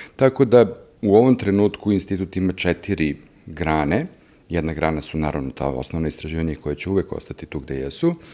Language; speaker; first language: Serbian; native; Serbian